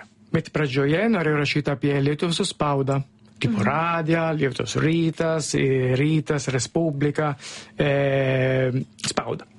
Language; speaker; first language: Lithuanian; non-native, fluent; Italian